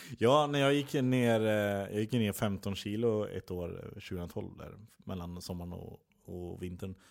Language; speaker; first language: Swedish; native; Swedish